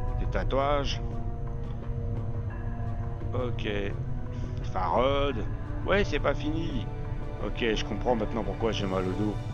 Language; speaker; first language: French; native; French